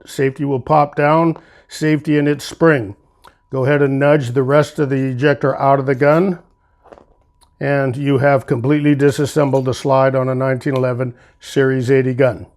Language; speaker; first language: English; native; English